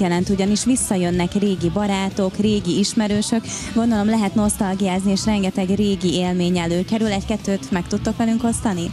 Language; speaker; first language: Hungarian; native; Hungarian